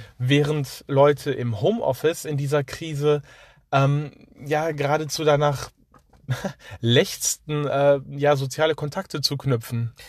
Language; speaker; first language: German; native; German